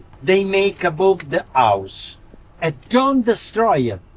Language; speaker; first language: English; non-native, learner; Italian